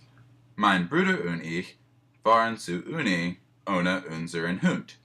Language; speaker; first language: German; non-native, learner; English